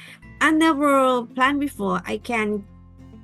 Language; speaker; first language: English; non-native, learner; Thai